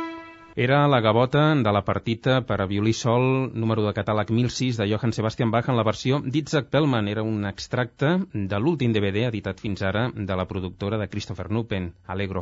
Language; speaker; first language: Catalan; native; Catalan